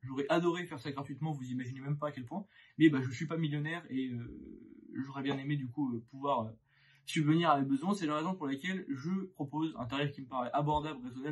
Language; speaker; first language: French; native; French